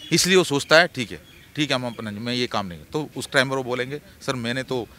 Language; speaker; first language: Hindi; non-native, local second language; Malayalam